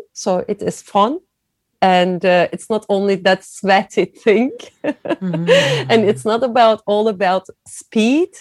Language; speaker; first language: English; non-native, fluent; Turkish